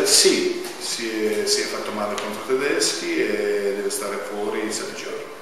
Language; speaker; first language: Italian; non-native, fluent; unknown